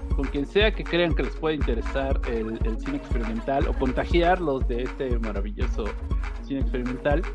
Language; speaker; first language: Spanish; native; Spanish